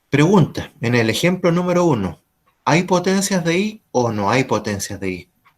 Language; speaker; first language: Spanish; native; Spanish